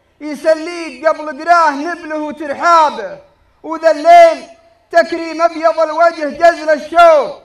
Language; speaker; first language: Arabic; native; Arabic